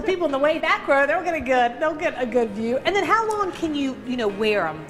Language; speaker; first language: English; native; English